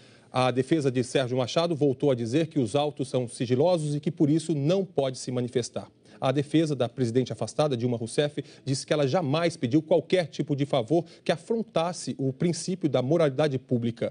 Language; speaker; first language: Portuguese; native; Portuguese